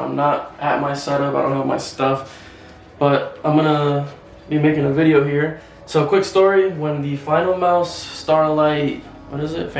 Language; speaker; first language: English; native; English